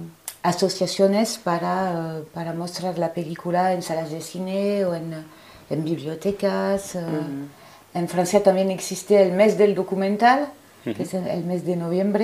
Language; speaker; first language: Spanish; non-native, fluent; French